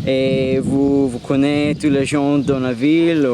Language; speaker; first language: French; non-native, learner; English